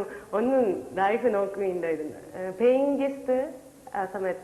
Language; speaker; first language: Malayalam; non-native, learner; Japanese